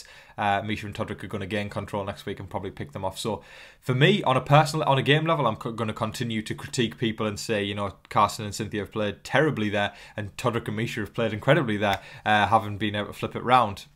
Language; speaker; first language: English; native; English